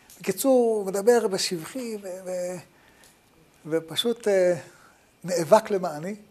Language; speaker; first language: Hebrew; native; Hebrew